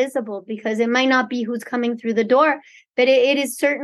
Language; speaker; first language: English; early bilingual, other home language; Spanish